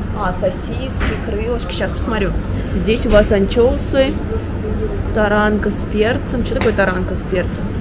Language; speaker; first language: Russian; native; Russian